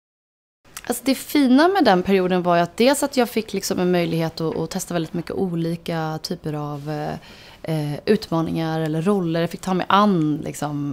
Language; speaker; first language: Swedish; native; Swedish